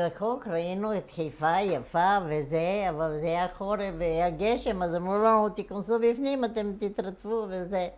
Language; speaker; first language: Hebrew; non-native, fluent; Bulgarian